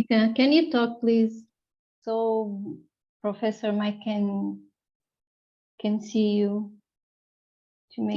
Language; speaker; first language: English; non-native, fluent; Portuguese